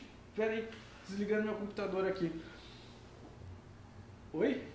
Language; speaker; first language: Portuguese; native; Portuguese